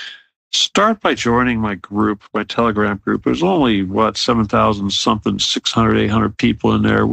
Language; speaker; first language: English; native; English